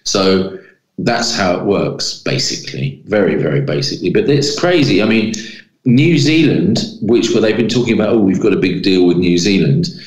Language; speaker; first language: English; native; English